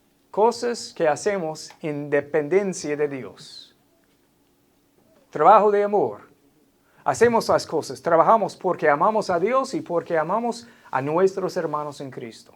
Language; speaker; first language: Spanish; non-native, fluent; English